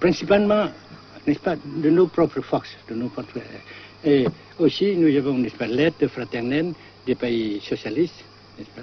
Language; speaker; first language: French; non-native, local second language; Vietnamese